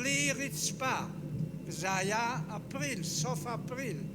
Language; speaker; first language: Hebrew; non-native, fluent; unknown